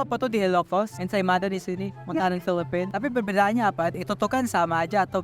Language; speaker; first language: Indonesian; non-native, fluent; Filipino